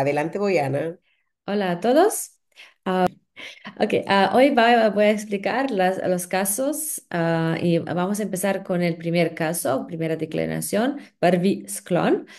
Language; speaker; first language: Spanish; non-native, fluent; Slovenian